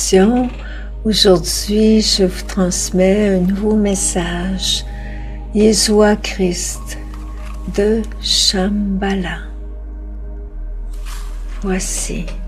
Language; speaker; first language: French; native; French